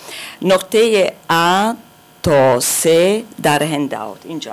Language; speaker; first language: Persian; non-native, learner; German